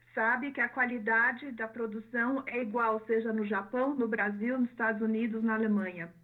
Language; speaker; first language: Portuguese; non-native, fluent; German